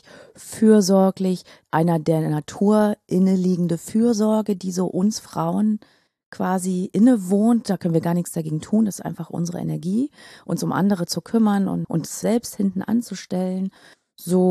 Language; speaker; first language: German; native; German